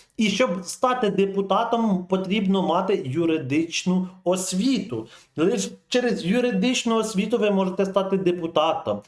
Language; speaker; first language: Ukrainian; native; Ukrainian